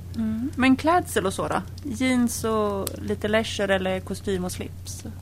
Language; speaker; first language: Swedish; native; Swedish